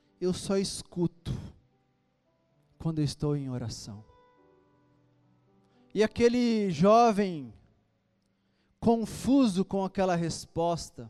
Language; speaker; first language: Portuguese; native; Portuguese